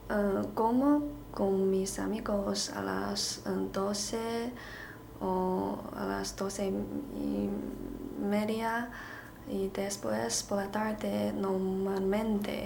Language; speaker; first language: Spanish; non-native, learner; Chinese